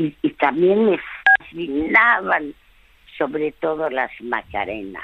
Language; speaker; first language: Spanish; early bilingual, other home language; French